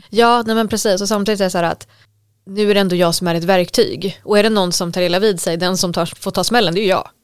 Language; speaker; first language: Swedish; native; Swedish